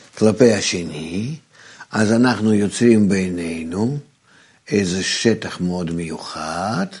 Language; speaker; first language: Hebrew; non-native, fluent; Russian